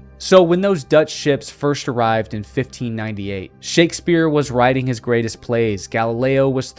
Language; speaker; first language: English; native; English